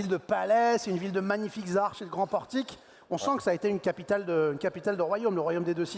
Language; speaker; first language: French; native; French